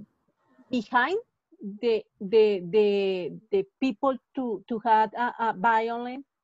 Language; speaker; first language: English; non-native, learner; Spanish